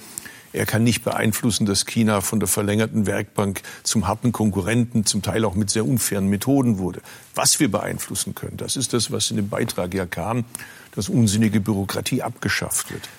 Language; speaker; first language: German; early bilingual, other home language; Turkish